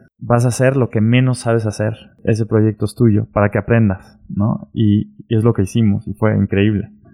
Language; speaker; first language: Spanish; early bilingual, heritage; German